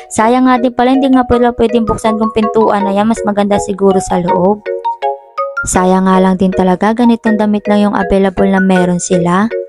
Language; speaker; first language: Filipino; native; Filipino